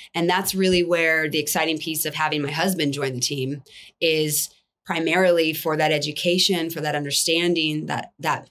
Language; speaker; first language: English; native; English